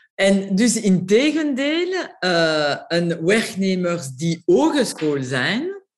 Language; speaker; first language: Dutch; non-native, local second language; French